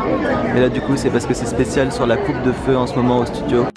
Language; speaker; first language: French; native; French